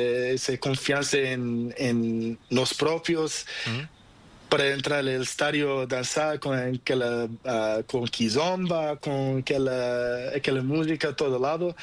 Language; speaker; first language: Spanish; non-native, learner; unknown